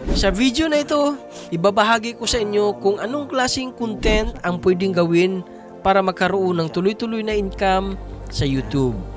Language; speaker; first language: Filipino; non-native, local second language; Cebuano